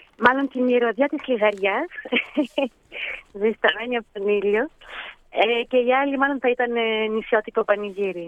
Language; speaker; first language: Greek; early bilingual, heritage; Greek